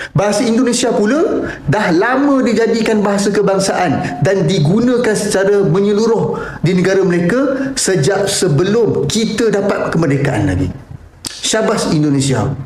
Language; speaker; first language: Malay; native; Malay